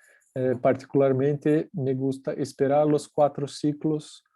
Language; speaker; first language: Spanish; non-native, fluent; Portuguese